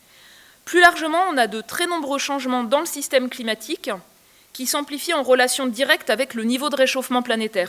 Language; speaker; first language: French; native; French